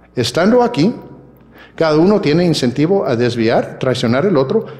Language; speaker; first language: Spanish; early bilingual, heritage; Spanish